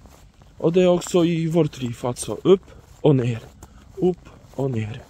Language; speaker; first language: Swedish; non-native, fluent; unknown